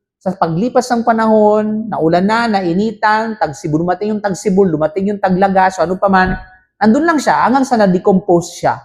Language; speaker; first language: Filipino; non-native, local second language; Cebuano